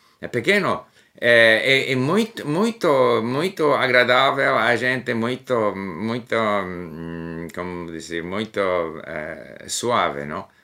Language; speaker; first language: Portuguese; non-native, learner; English